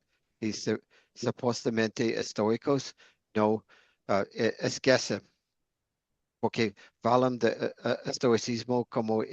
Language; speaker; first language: Portuguese; non-native, fluent; English